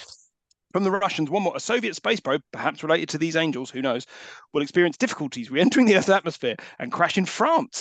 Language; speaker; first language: English; native; English